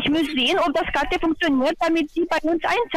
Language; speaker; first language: German; non-native, learner; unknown